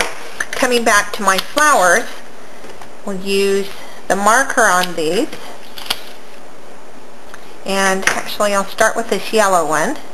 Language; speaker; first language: English; native; English